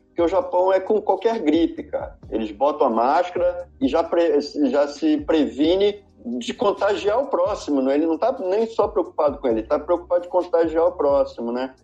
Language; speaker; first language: Portuguese; native; Portuguese